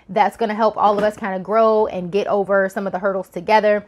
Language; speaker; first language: English; native; English